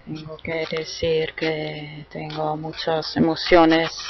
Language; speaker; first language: Spanish; non-native, fluent; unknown